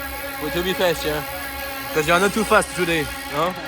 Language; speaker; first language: English; non-native, learner; French